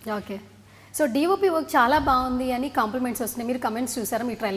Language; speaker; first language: Telugu; native; Telugu